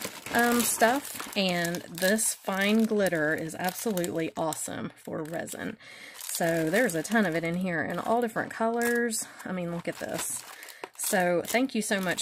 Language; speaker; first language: English; native; English